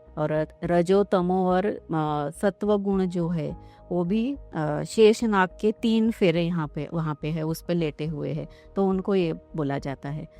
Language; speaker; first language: Hindi; non-native, local second language; Marathi